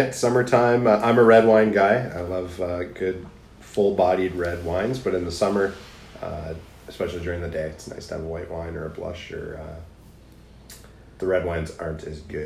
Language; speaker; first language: English; native; English